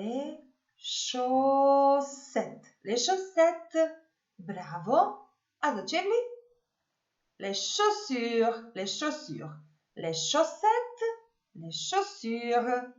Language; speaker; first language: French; non-native, fluent; Macedonian